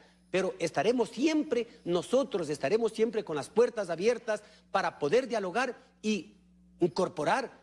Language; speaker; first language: Spanish; native; Spanish